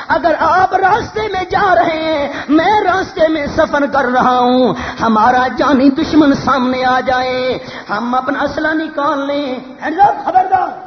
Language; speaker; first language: Urdu; native; Urdu